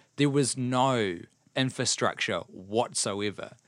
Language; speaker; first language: English; native; English